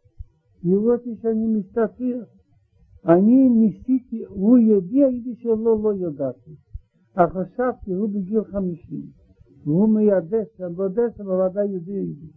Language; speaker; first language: Hebrew; non-native, learner; Russian